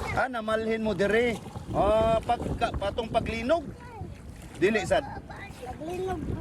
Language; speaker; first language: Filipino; non-native, local second language; Cebuano